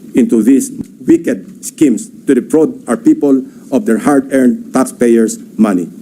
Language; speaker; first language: English; non-native, local second language; Filipino